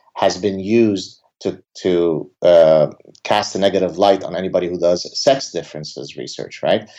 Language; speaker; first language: English; early bilingual, other home language; Arabic